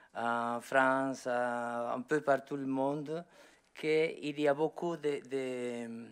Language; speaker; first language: French; non-native, learner; Spanish